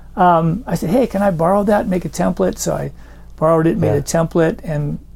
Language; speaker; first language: English; native; English